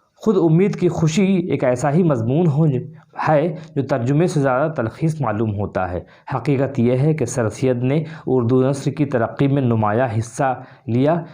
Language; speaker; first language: Urdu; native; Urdu